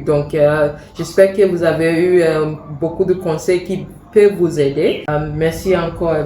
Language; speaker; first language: French; non-native, fluent; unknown